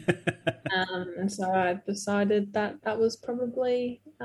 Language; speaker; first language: English; non-native, fluent; Portuguese